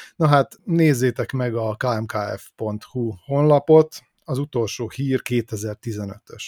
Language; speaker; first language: Hungarian; native; Hungarian